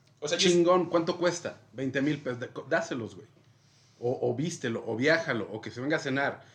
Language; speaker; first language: Spanish; native; Spanish